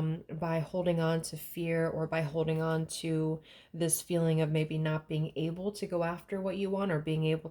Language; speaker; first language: English; native; English